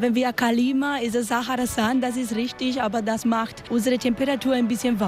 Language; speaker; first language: German; non-native, learner; Spanish